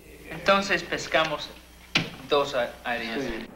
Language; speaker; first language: Spanish; non-native, learner; English